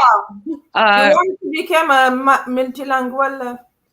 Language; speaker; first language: English; non-native, learner; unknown